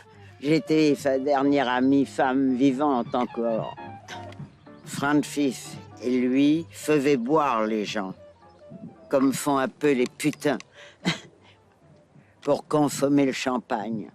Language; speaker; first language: French; non-native, learner; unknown